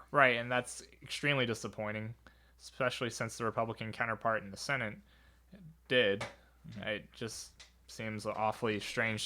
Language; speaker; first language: English; native; English